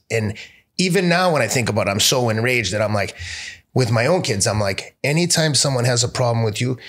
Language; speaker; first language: English; native; English